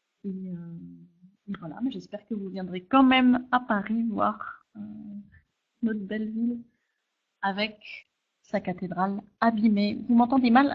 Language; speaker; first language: French; native; French